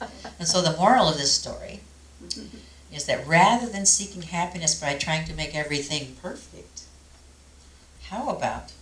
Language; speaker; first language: English; native; English